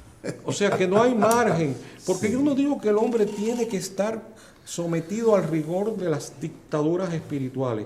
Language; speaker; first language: Spanish; native; Spanish